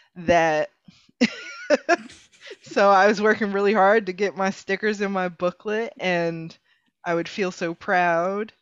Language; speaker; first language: English; early bilingual, other home language; Spanish